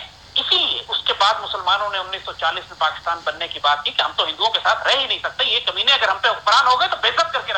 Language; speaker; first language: Urdu; native; Urdu